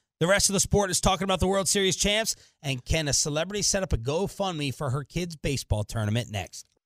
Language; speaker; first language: English; native; English